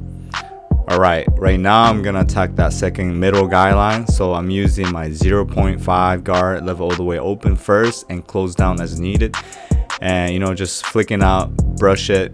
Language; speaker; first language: English; non-native, fluent; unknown